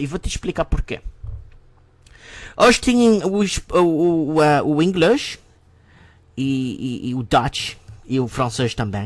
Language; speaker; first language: Portuguese; non-native, learner; English